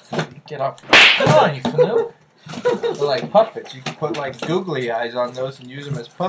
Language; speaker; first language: English; native; English